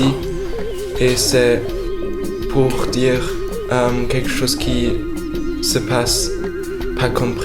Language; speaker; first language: French; non-native, fluent; English